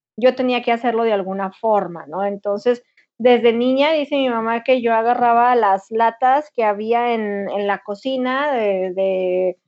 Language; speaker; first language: Spanish; native; Spanish